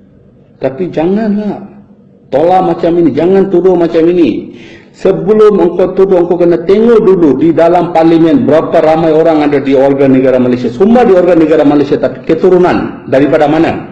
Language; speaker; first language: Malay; non-native, fluent; Bangla